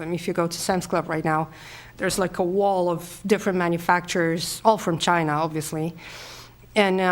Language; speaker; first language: English; non-native, fluent; Polish